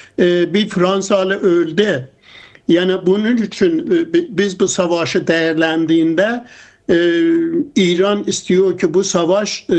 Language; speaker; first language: Turkish; non-native, fluent; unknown